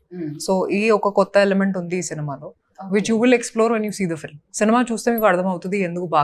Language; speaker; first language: Telugu; non-native, local second language; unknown